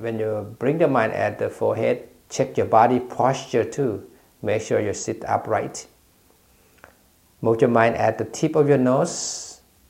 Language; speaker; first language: English; non-native, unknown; Thai